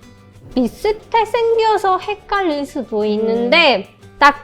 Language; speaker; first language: Korean; non-native, fluent; Spanish